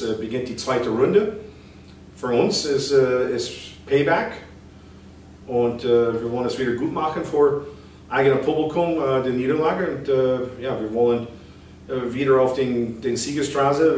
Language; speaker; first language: German; non-native, fluent; English